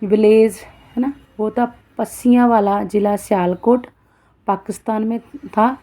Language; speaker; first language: Hindi; non-native, local second language; Punjabi